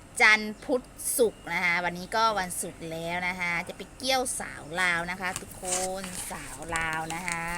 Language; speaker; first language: Thai; non-native, local second language; Lao